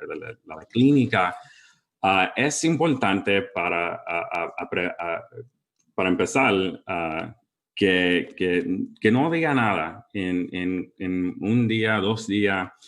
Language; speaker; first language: Spanish; early bilingual, heritage; English